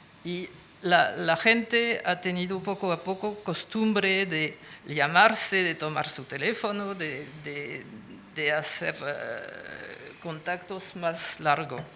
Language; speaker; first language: Spanish; non-native, fluent; French